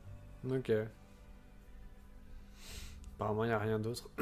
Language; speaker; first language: French; native; French